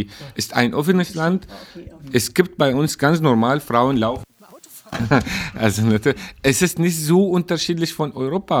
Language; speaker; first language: German; non-native, learner; Arabic